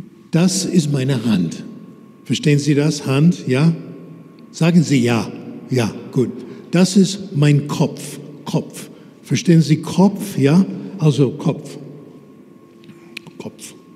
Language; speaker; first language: German; non-native, fluent; English